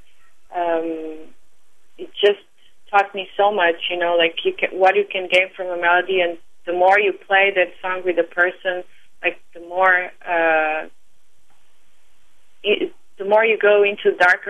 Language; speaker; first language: English; non-native, fluent; Portuguese